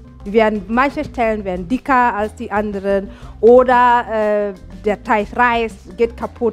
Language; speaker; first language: German; non-native, fluent; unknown